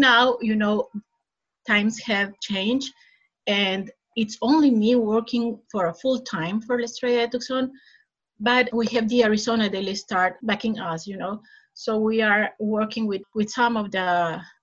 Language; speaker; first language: English; non-native, fluent; Spanish